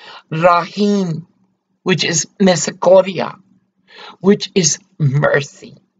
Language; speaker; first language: English; early bilingual, other home language; Spanish